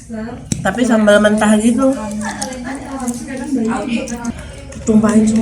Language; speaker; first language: Indonesian; native; Indonesian